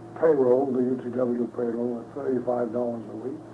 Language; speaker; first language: English; native; English